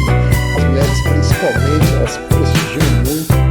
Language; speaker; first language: Portuguese; native; Portuguese